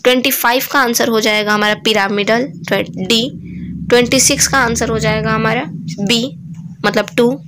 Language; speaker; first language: Hindi; native; Hindi